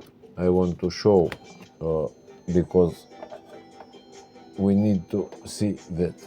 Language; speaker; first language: English; non-native, learner; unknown